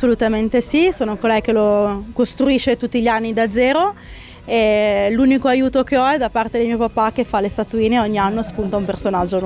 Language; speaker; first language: Italian; native; Italian